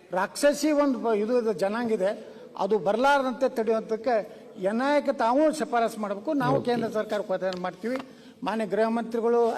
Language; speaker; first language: Kannada; native; Kannada